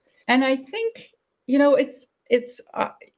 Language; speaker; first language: English; non-native, fluent; Dutch